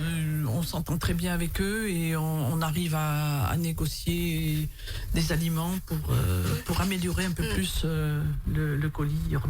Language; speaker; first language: French; native; French